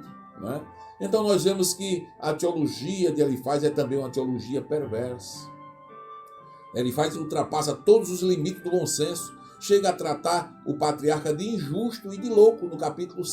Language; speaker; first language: Portuguese; native; Portuguese